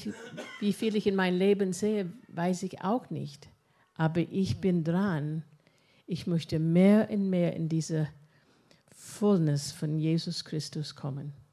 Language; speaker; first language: German; non-native, fluent; English